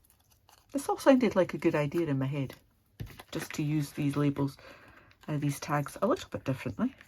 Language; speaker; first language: English; native; English